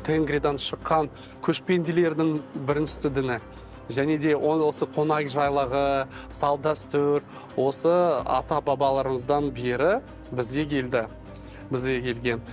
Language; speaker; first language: Kazakh; non-native, local second language; Russian